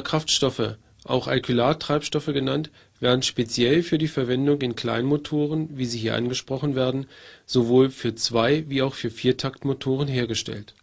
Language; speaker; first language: German; native; German